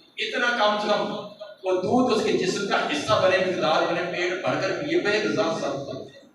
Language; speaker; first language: Urdu; non-native, local second language; Punjabi